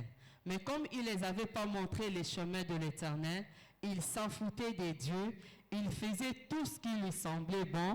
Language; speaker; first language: French; non-native, local second language; Lingala